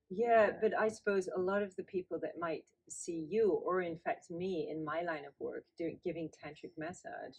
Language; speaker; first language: English; native; English